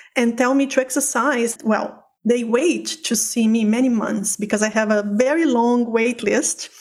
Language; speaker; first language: English; non-native, fluent; Portuguese